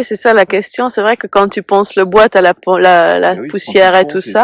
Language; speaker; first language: French; native; French